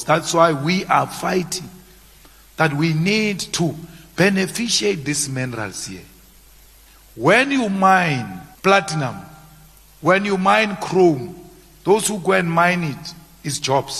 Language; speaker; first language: English; non-native, local second language; Northern Sotho